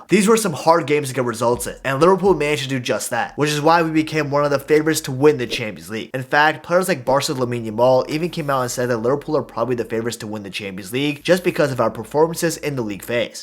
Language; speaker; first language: English; native; English